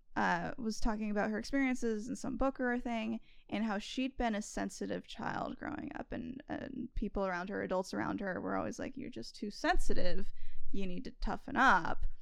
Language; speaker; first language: English; native; English